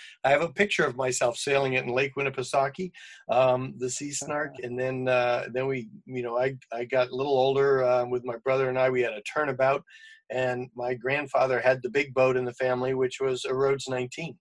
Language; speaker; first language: English; native; English